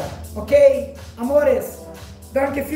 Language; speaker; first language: German; non-native, learner; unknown